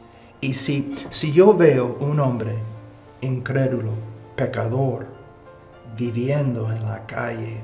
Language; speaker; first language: Spanish; non-native, fluent; English